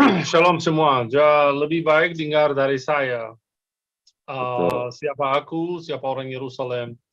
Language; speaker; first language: Indonesian; non-native, fluent; Arabic